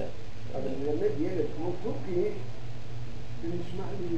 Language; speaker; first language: Hebrew; early bilingual, other home language; Arabic